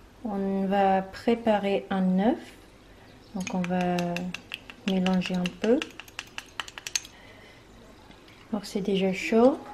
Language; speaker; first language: French; non-native, fluent; Chinese